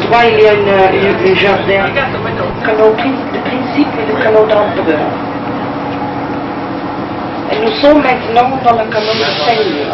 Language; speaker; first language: French; non-native, learner; Dutch